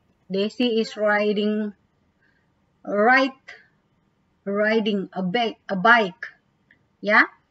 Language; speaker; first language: English; non-native, fluent; Indonesian